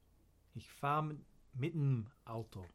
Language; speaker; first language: German; non-native, learner; English